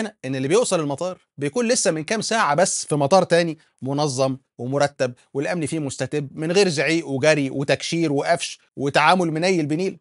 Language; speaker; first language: Arabic; native; Arabic